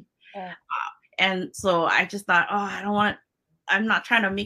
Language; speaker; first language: English; early bilingual, other home language; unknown